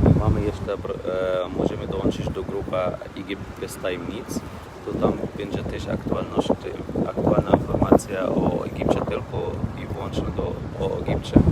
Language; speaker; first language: Polish; non-native, learner; Arabic